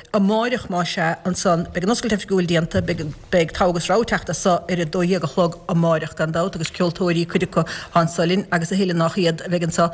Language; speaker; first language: Irish; native; Irish